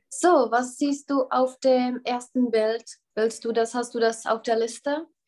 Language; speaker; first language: German; non-native, fluent; Czech